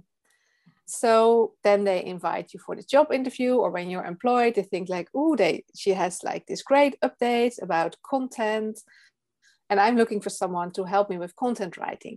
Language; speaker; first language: English; non-native, fluent; Dutch